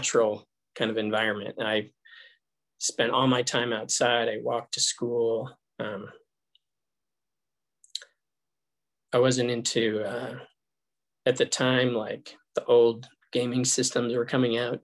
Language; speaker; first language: English; native; English